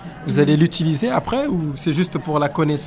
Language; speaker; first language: French; native; French